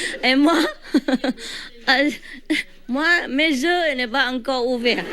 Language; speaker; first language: French; non-native, learner; Vietnamese